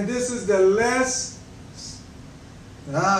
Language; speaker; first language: English; native; English